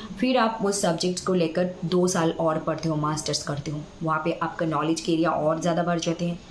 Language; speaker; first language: Hindi; non-native, local second language; Bangla